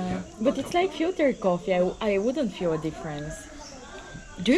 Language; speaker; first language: English; non-native, fluent; Bulgarian